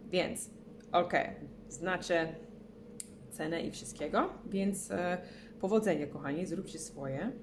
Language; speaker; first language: Polish; non-native, learner; English